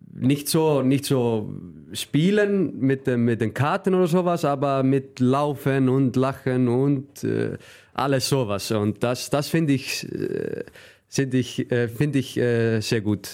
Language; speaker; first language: German; non-native, fluent; Icelandic